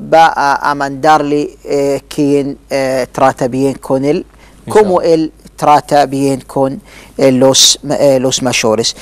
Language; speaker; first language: Spanish; non-native, learner; Arabic